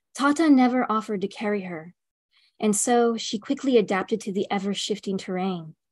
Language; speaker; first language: English; native; English